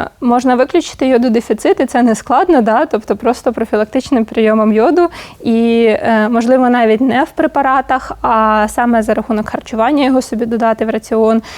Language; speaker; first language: Ukrainian; native; Ukrainian